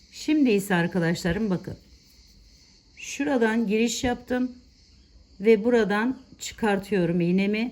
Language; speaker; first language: Turkish; native; Turkish